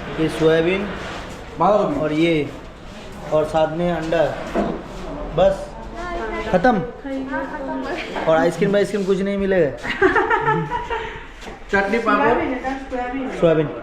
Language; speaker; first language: Hindi; non-native, local second language; Bangla